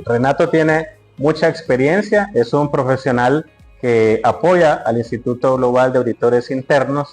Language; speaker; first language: Spanish; native; Spanish